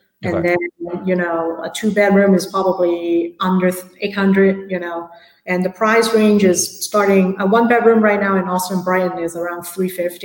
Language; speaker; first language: English; non-native, local second language; Cantonese